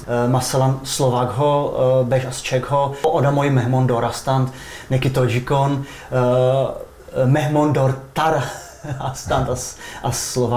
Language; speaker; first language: Persian; non-native, fluent; Czech